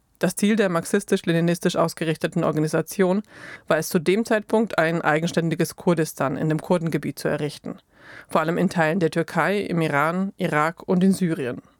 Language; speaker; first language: German; native; German